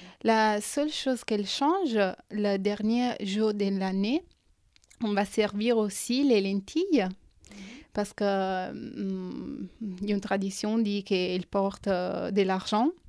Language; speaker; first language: French; non-native, fluent; Italian